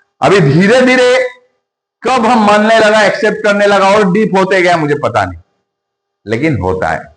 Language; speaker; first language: Hindi; non-native, local second language; Bangla